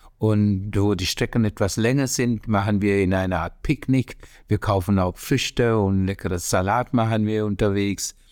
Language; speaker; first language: German; non-native, learner; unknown